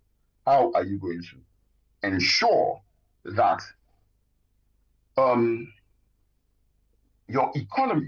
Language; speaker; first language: English; non-native, local second language; Yoruba